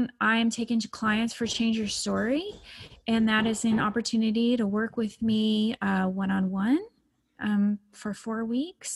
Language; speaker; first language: English; native; English